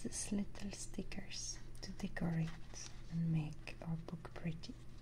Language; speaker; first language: English; non-native, fluent; French